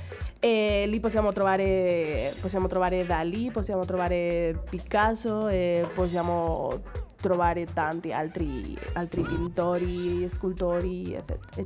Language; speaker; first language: Italian; non-native, fluent; Spanish